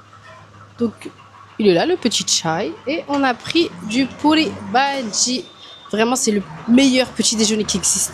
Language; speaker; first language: French; native; French